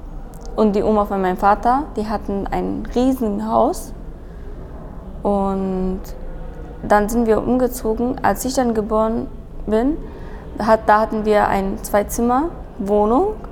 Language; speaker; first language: German; early bilingual, other home language; Persian